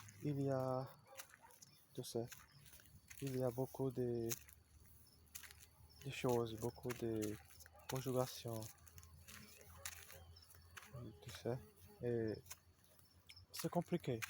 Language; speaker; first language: French; non-native, learner; Portuguese